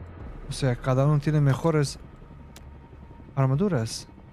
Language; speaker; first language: Spanish; non-native, learner; Turkish